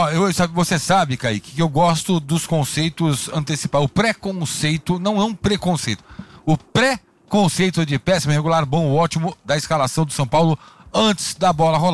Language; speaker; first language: Portuguese; native; Portuguese